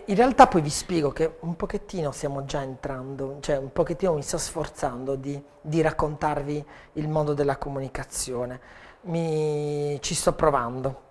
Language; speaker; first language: Italian; native; Italian